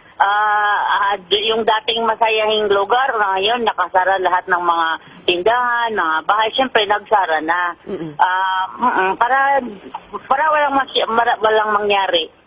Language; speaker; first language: Filipino; non-native, local second language; Maranao